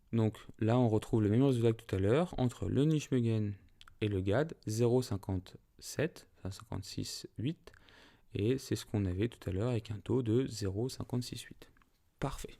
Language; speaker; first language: French; native; French